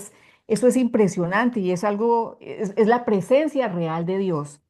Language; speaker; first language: Spanish; native; Spanish